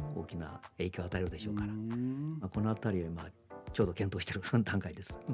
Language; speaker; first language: Japanese; native; Japanese